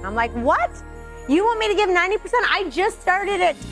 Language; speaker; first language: English; native; English